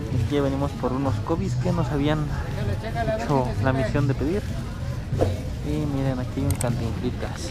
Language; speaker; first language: Spanish; native; Spanish